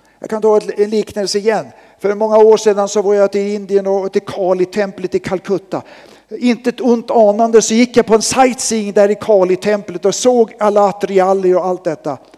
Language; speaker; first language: Swedish; native; Swedish